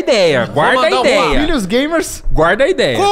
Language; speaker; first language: Portuguese; native; Portuguese